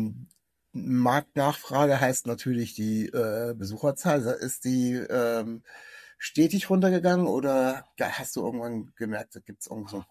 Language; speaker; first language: German; native; German